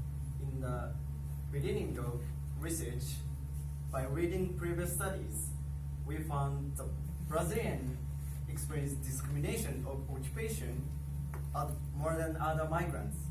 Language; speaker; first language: English; non-native, learner; Japanese